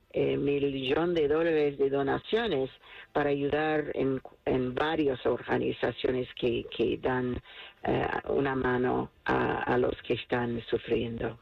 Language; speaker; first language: Spanish; non-native, fluent; English